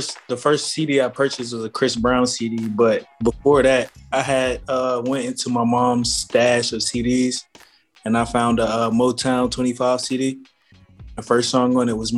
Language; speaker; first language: English; native; English